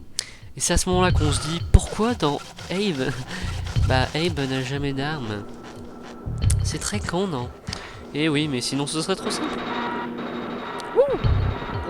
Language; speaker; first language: French; native; French